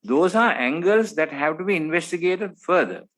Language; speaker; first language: English; non-native, local second language; Sinhala